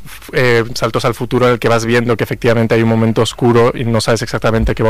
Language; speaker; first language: Spanish; native; Spanish